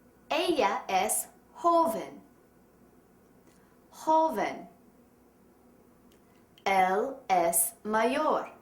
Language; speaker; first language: Spanish; non-native, fluent; English